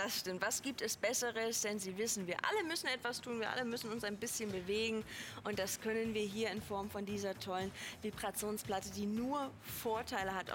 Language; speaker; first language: German; native; German